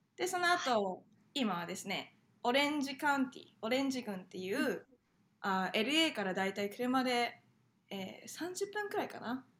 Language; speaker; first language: Japanese; native; Japanese